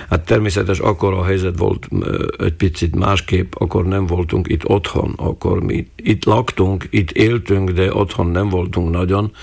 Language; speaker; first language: Hungarian; non-native, local second language; Slovak